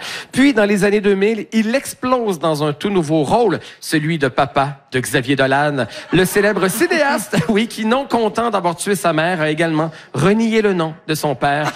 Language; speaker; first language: French; native; French